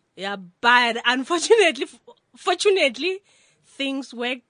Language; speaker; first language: English; non-native, local second language; Northern Sotho